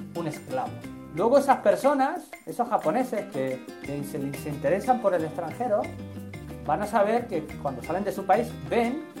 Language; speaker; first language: Spanish; native; Spanish